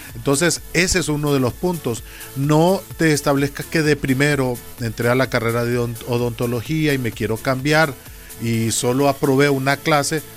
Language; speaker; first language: Spanish; native; Spanish